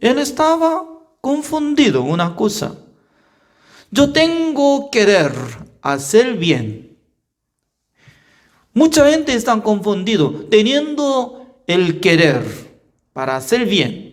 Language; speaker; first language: Spanish; non-native, fluent; Korean